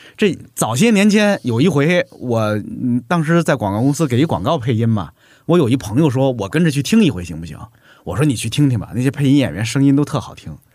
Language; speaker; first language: Chinese; native; Chinese